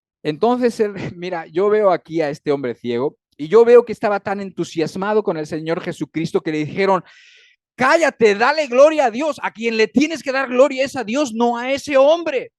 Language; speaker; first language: Spanish; native; Spanish